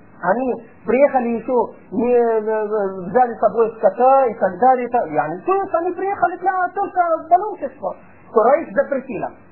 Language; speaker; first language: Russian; non-native, fluent; Arabic